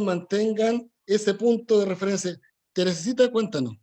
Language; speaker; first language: Spanish; native; Spanish